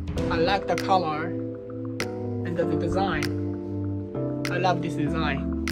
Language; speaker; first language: English; non-native, learner; Japanese